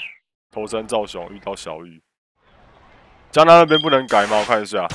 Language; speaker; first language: Chinese; native; Chinese